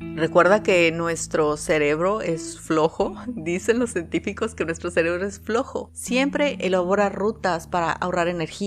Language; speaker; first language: Spanish; native; Spanish